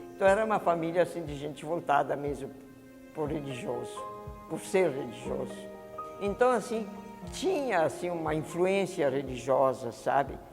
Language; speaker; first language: Portuguese; early bilingual, other home language; Italian